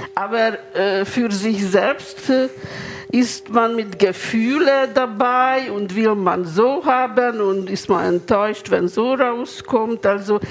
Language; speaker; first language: German; non-native, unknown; Hungarian